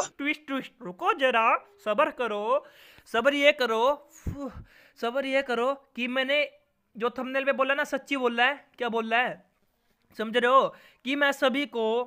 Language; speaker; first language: Hindi; native; Hindi